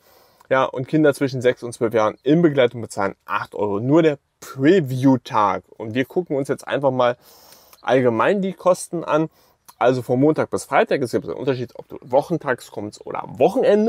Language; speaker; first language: German; native; German